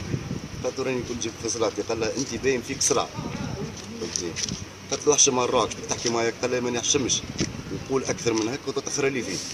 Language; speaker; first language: Arabic; native; Arabic